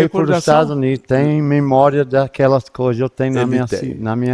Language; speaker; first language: Portuguese; non-native, fluent; English